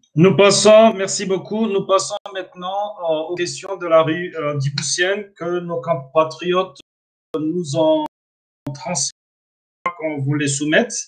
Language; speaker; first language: French; non-native, local second language; Somali